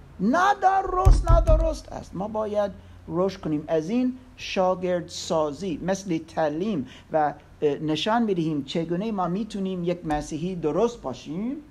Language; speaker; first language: Persian; non-native, learner; English